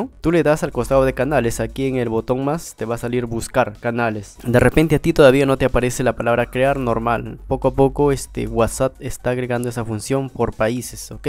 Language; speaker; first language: Spanish; native; Spanish